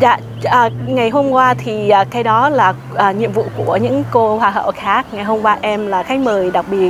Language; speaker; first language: Vietnamese; early bilingual, other home language; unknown